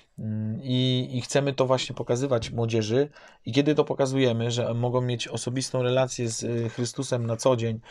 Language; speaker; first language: Polish; native; Polish